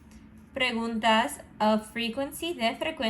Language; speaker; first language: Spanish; non-native, fluent; English